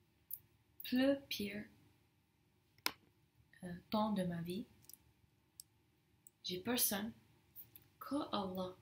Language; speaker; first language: French; non-native, fluent; English